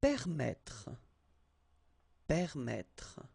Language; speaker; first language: French; native; French